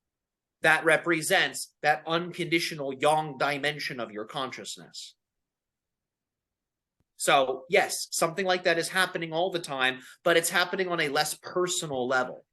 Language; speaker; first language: English; native; English